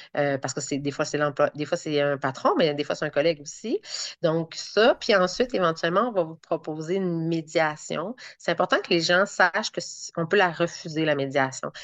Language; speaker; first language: French; native; French